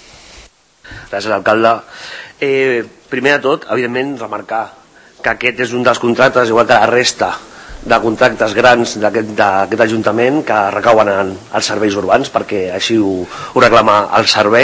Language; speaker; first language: Catalan; native; Catalan